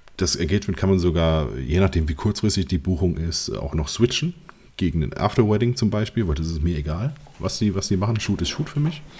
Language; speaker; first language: German; native; German